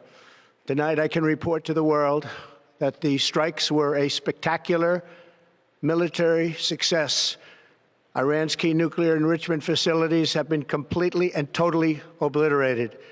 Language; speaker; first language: English; native; English